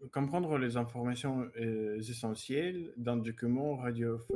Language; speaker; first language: French; non-native, learner; Russian